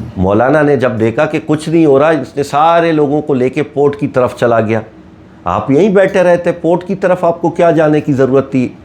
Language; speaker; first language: Urdu; non-native, local second language; Baluchi